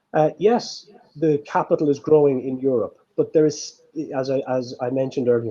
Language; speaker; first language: English; native; English